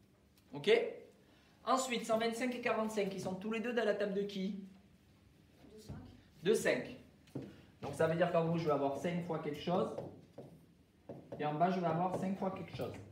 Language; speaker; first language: French; native; French